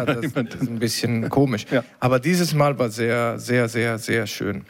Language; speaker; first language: German; non-native, learner; Italian